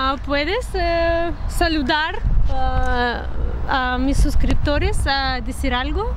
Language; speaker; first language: Spanish; non-native, fluent; Russian